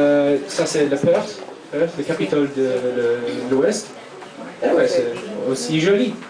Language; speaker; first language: French; non-native, fluent; English